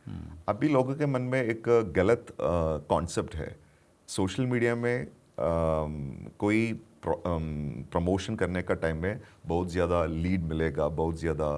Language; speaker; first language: Hindi; non-native, local second language; Malayalam